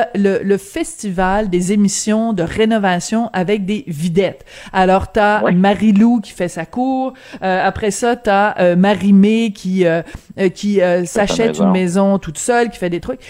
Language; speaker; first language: French; native; French